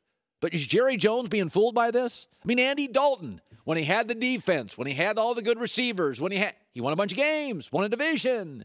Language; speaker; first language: English; native; English